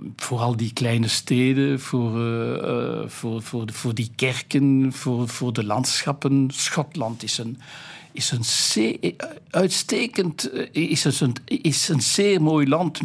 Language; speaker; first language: Dutch; non-native, fluent; French